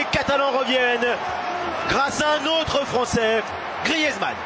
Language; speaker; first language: French; native; French